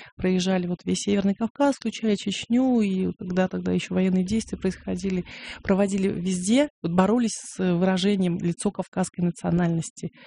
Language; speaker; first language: Russian; native; Russian